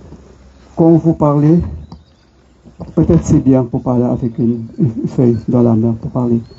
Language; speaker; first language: French; non-native, local second language; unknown